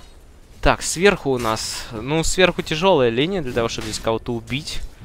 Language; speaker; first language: Russian; native; Russian